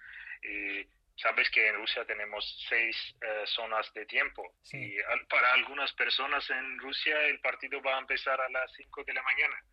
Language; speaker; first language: Spanish; non-native, fluent; Russian